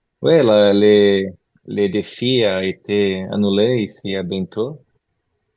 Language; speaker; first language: French; non-native, learner; Portuguese